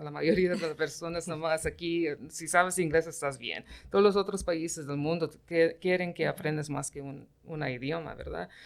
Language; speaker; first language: Spanish; early bilingual, heritage; Spanish